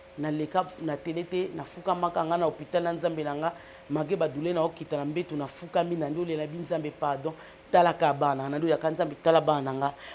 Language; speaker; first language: Lingala; native; Lingala